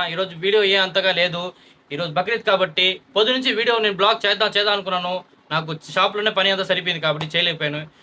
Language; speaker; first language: Telugu; non-native, local second language; Urdu